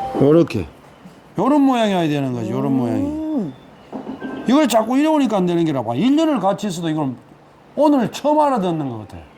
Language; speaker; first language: Korean; native; Korean